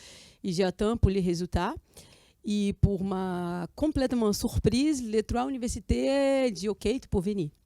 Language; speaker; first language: French; non-native, fluent; Portuguese